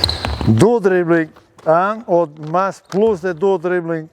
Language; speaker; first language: French; non-native, learner; Serbian